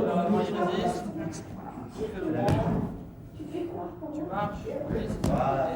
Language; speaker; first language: French; native; French